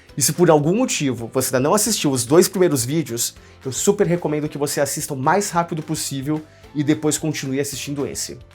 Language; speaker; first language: Portuguese; native; Portuguese